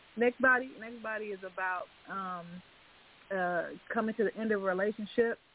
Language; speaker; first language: English; native; English